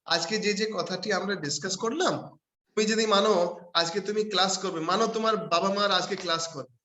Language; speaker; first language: Bangla; non-native, local second language; Hindi